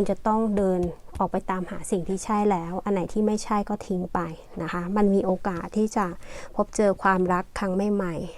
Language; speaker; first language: Thai; native; Thai